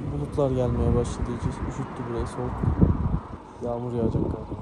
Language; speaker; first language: Turkish; native; Turkish